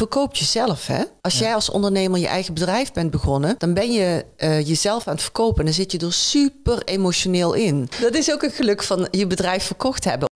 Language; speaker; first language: Dutch; native; Dutch